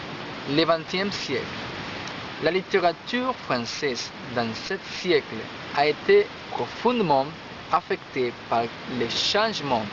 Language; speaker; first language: French; non-native, learner; Spanish